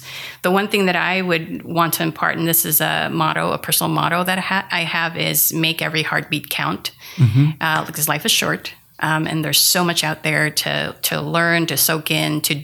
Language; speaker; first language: English; non-native, local second language; Filipino